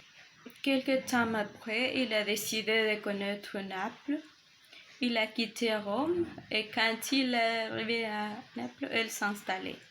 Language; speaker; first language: French; non-native, learner; Spanish